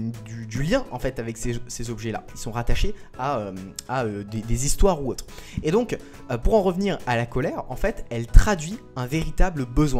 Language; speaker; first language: French; native; French